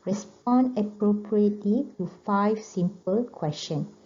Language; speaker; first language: English; non-native, local second language; Malay